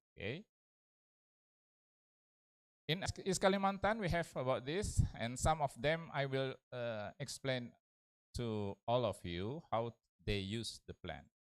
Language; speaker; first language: English; non-native, learner; Indonesian